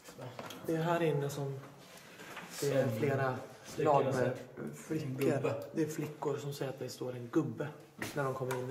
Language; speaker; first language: Swedish; native; Swedish